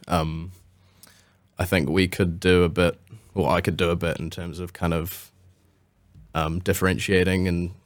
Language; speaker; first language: English; native; English